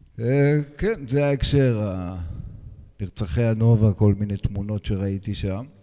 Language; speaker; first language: Hebrew; native; Hebrew